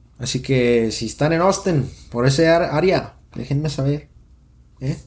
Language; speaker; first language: Spanish; early bilingual, heritage; Spanish